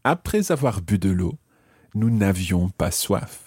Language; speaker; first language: French; non-native, fluent; English